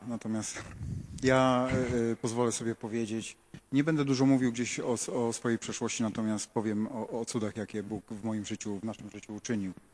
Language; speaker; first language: Polish; native; Polish